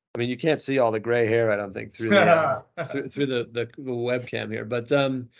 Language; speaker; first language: English; native; English